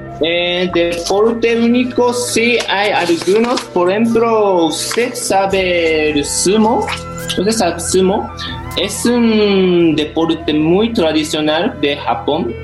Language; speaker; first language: Spanish; non-native, fluent; Japanese